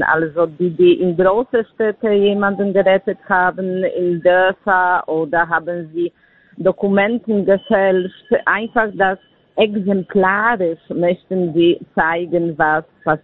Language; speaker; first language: German; non-native, fluent; Polish